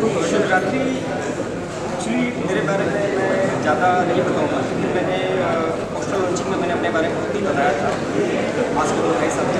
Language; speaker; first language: Hindi; native; Hindi